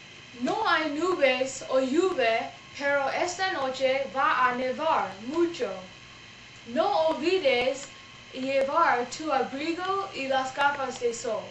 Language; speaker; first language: Spanish; non-native, learner; English